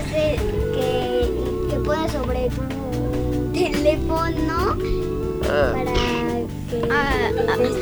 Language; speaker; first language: Spanish; early bilingual, other home language; French